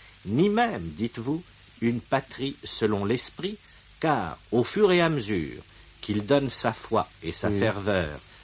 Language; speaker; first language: French; native; French